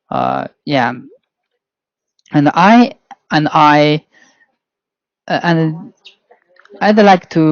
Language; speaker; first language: English; non-native, learner; Chinese